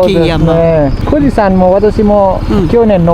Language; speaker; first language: Japanese; non-native, learner; Nepali